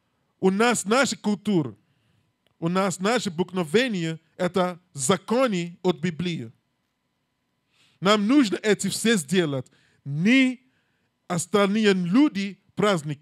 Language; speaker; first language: Russian; non-native, learner; English